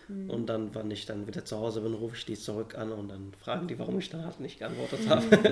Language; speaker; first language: German; non-native, fluent; Arabic